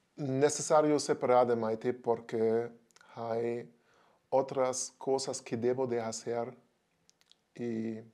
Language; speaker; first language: Spanish; non-native, learner; German